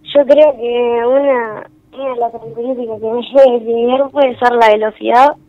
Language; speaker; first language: Spanish; native; Spanish